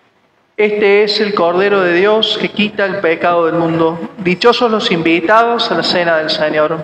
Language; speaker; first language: Spanish; native; Spanish